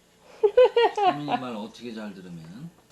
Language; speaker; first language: Korean; native; Korean